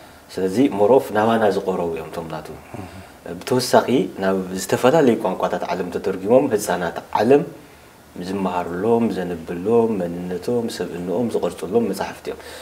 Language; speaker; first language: Tigrinya; native; Tigrinya